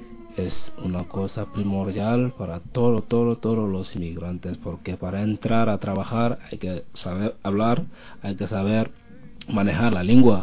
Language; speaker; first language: Spanish; non-native, learner; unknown